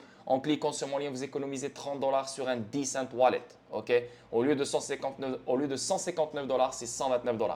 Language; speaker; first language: French; native; French